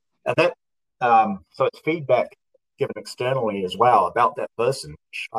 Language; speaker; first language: English; native; English